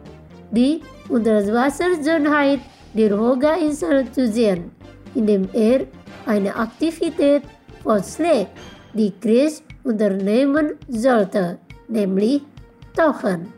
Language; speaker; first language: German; non-native, fluent; Indonesian